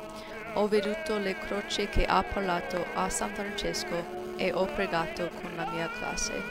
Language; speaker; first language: Italian; non-native, learner; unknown